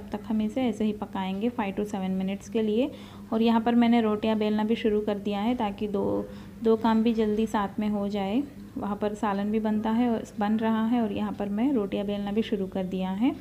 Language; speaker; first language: Hindi; native; Hindi